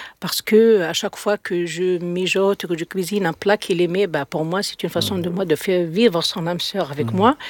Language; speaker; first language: French; non-native, local second language; Kabyle